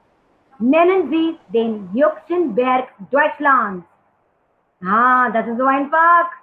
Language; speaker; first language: German; non-native, learner; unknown